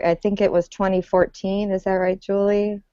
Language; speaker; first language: English; native; English